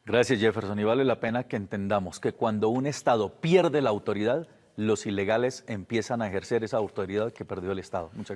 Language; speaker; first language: Spanish; native; Spanish